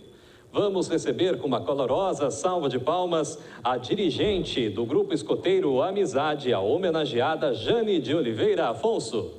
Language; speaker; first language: Portuguese; native; Portuguese